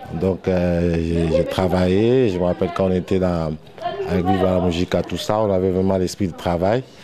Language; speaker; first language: French; non-native, local second language; Lingala